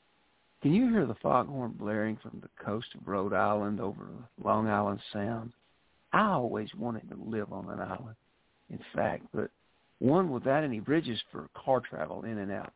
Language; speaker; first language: English; native; English